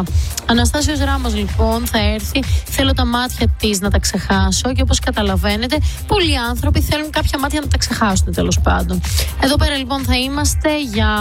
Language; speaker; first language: Greek; native; Greek